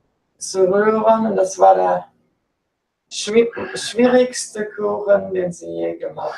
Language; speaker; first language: German; early bilingual, other home language; English